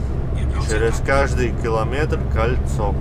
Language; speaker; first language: Russian; non-native, fluent; Latvian